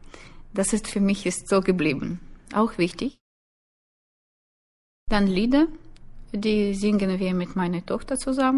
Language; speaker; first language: German; non-native, learner; Russian